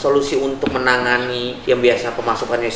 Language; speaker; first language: Indonesian; native; Indonesian